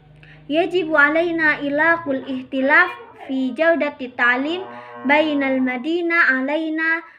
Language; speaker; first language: Arabic; non-native, learner; Indonesian